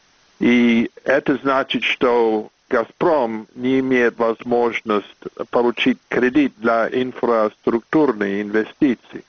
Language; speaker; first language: Russian; non-native, fluent; English